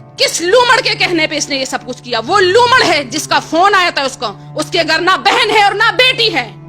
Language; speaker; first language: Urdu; non-native, local second language; Pashto